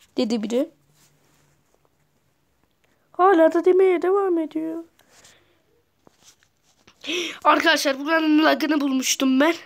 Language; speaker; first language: Turkish; native; Turkish